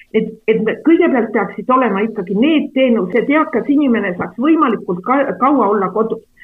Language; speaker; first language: Estonian; native; Estonian